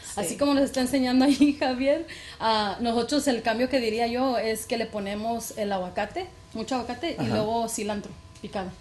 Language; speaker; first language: Spanish; early bilingual, heritage; Spanish